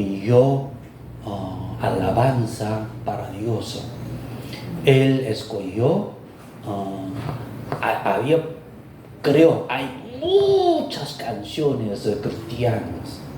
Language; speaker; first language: Spanish; non-native, fluent; Korean